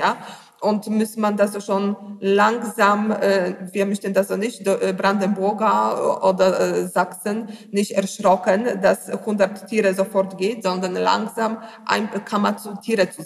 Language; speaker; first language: German; non-native, learner; Polish